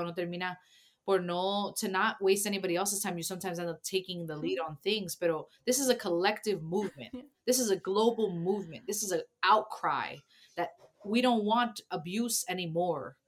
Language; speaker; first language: English; early bilingual, other home language; Spanish